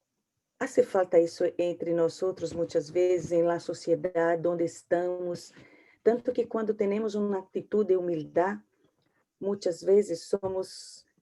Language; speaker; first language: Portuguese; non-native, learner; Spanish